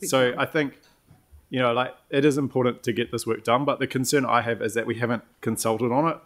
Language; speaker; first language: English; native; English